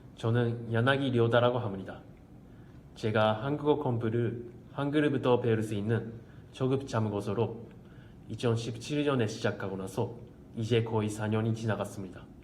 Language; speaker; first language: Korean; non-native, learner; Japanese